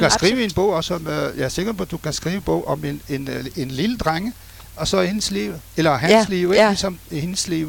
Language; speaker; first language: Danish; non-native, fluent; French